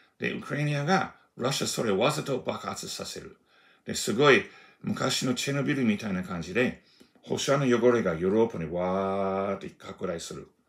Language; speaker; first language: Japanese; non-native, fluent; English